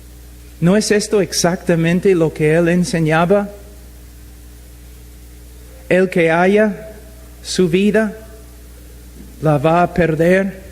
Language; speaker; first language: Spanish; non-native, fluent; English